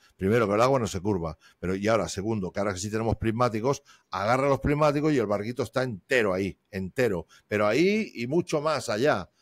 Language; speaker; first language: Spanish; native; Spanish